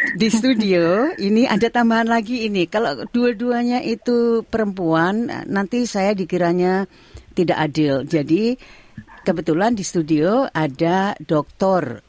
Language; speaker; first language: Indonesian; non-native, local second language; Javanese